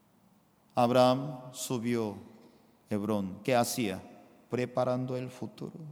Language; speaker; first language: Spanish; non-native, fluent; Korean